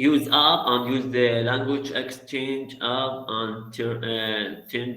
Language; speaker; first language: English; non-native, learner; Arabic